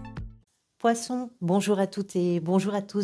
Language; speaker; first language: French; native; French